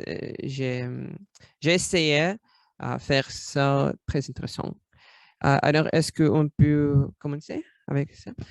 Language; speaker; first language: French; non-native, learner; Russian